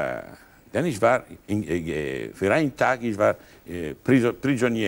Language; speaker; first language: German; non-native, learner; Italian